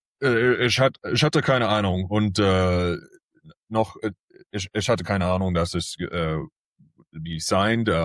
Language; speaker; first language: German; early bilingual, heritage; English